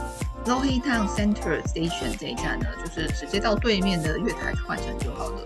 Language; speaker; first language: Chinese; native; Chinese